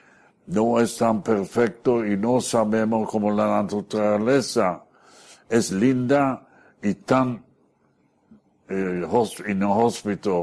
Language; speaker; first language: Spanish; non-native, fluent; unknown